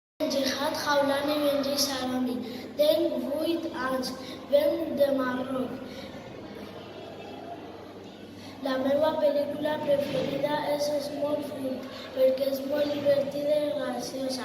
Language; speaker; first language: Catalan; early bilingual, other home language; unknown